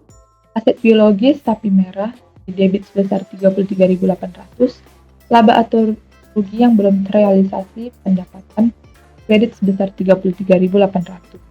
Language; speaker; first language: Indonesian; native; Indonesian